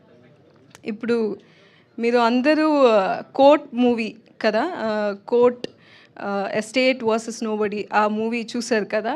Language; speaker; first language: Telugu; non-native, learner; Tamil